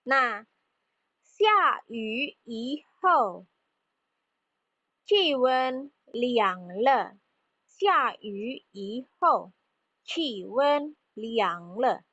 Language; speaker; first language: Chinese; non-native, fluent; Indonesian